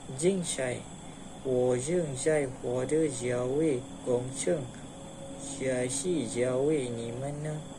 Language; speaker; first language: Chinese; non-native, learner; Malay